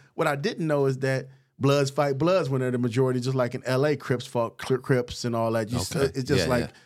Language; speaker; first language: English; native; English